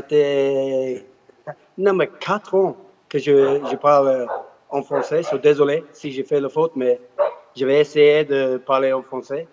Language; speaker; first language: French; non-native, learner; English